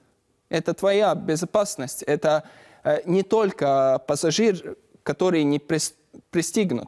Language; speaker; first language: Russian; non-native, learner; Latvian